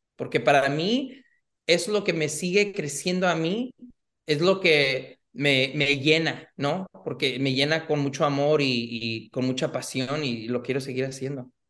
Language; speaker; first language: Spanish; early bilingual, heritage; Spanish